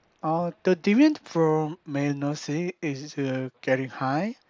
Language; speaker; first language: English; non-native, learner; Korean